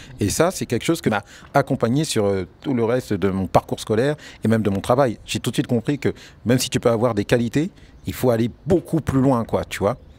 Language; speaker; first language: French; early bilingual, other home language; Wolof